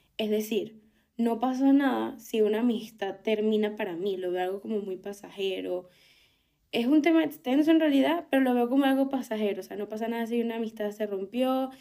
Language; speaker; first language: Spanish; native; Spanish